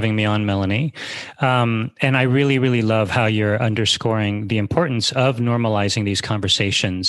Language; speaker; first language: English; native; English